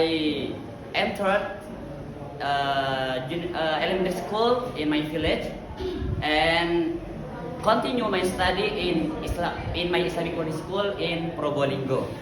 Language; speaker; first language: English; non-native, learner; Indonesian